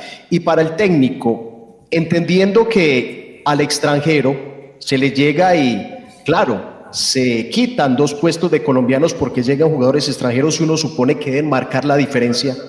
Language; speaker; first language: Spanish; native; Spanish